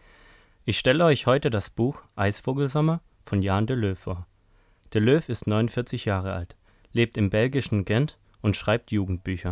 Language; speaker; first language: German; native; German